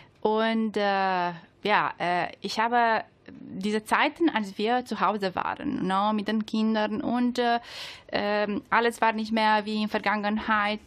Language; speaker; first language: German; non-native, learner; Italian